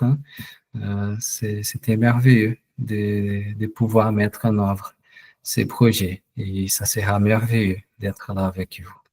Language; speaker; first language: French; non-native, fluent; Portuguese